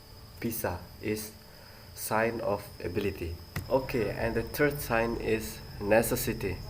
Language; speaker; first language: English; non-native, learner; Indonesian